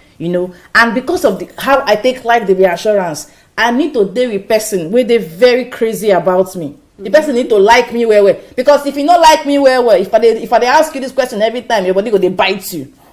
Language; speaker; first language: Nigerian Pidgin; native; Nigerian Pidgin